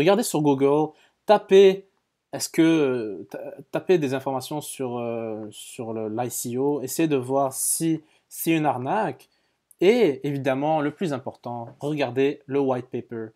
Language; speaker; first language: French; native; French